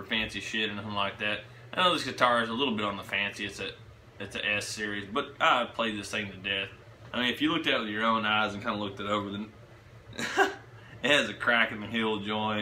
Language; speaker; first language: English; native; English